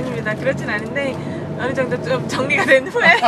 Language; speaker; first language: Korean; native; Korean